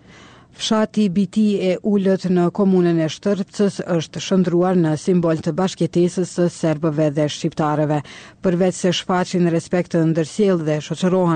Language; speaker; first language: Albanian; native; Albanian